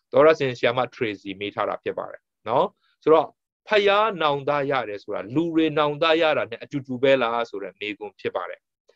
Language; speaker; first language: Burmese; non-native, local second language; Tedim Chin